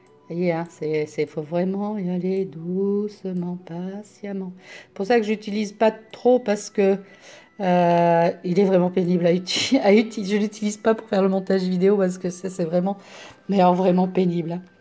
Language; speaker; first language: French; native; French